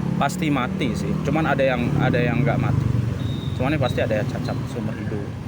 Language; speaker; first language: Indonesian; non-native, local second language; Madurese